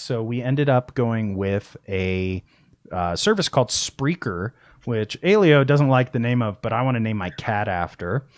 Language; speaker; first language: English; native; English